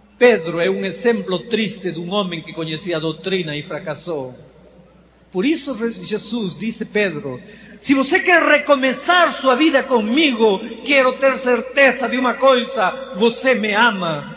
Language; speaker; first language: Portuguese; non-native, fluent; Spanish